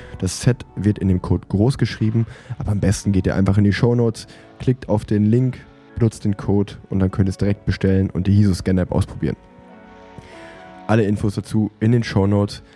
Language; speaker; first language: German; native; German